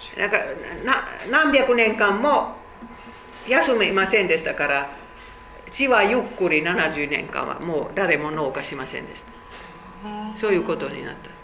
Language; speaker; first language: Japanese; non-native, fluent; Finnish